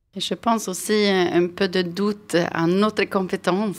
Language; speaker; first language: French; non-native, fluent; Swedish